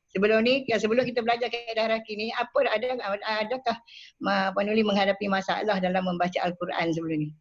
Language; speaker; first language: Malay; native; Malay